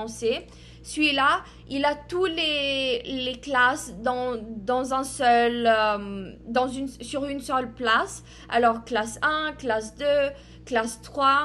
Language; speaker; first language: French; non-native, fluent; Portuguese